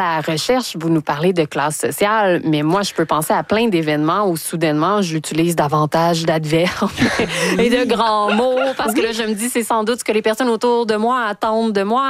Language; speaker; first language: French; native; French